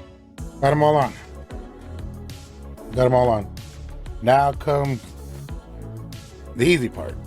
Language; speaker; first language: English; native; English